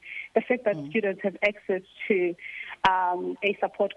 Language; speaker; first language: English; non-native, local second language; Xhosa